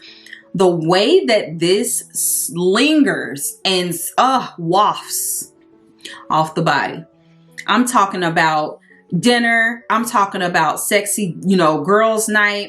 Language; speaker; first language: English; native; English